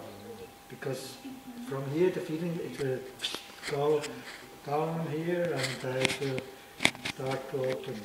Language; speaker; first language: English; non-native, learner; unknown